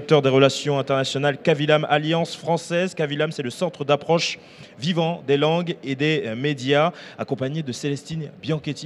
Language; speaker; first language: French; native; French